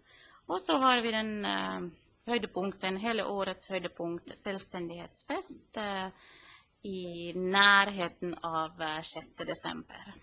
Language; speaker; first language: Norwegian; non-native, fluent; Finnish